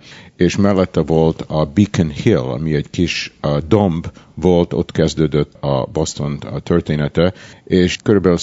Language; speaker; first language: Hungarian; early bilingual, heritage; Hungarian